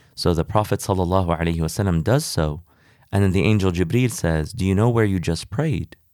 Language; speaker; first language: English; native; English